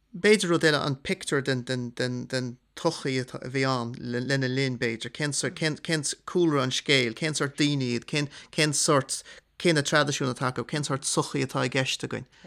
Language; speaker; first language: Irish; native; Irish